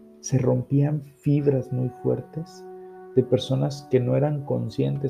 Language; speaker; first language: Spanish; native; Spanish